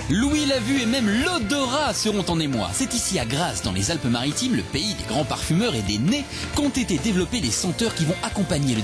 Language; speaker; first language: French; native; French